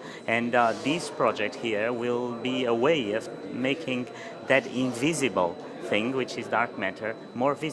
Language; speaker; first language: English; non-native, fluent; Portuguese